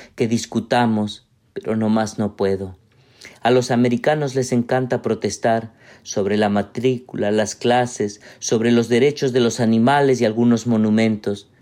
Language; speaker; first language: Spanish; native; Spanish